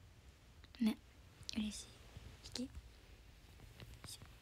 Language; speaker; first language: Japanese; native; Japanese